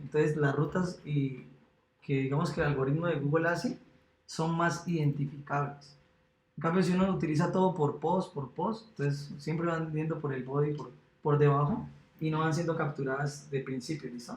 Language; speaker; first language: Spanish; native; Spanish